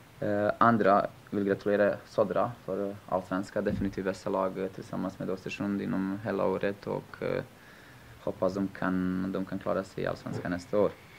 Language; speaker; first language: Swedish; non-native, fluent; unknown